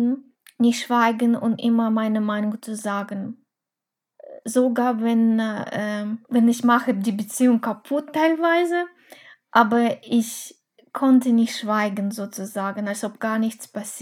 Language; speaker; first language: German; non-native, fluent; Russian